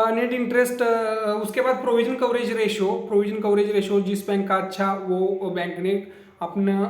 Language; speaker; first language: Hindi; non-native, local second language; Marathi